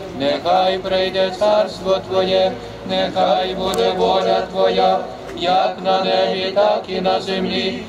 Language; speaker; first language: Ukrainian; native; Ukrainian